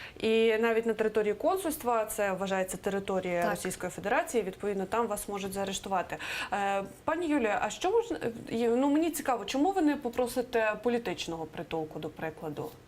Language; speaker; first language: Ukrainian; native; Ukrainian